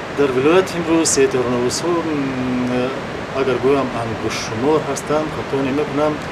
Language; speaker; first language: Tajik; non-native, local second language; Shughni